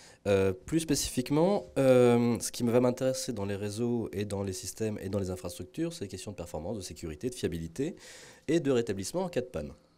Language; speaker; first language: French; native; French